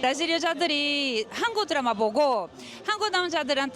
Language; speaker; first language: Korean; non-native, learner; Portuguese